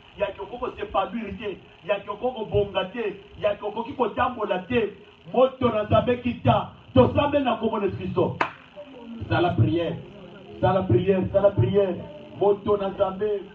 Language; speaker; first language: Lingala; non-native, local second language; Luba-Lulua